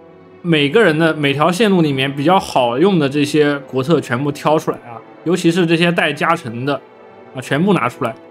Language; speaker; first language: Chinese; native; Chinese